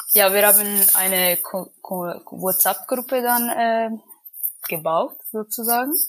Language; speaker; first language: German; non-native, learner; Italian